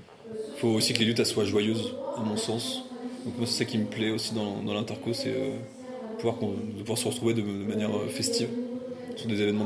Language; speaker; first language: French; native; French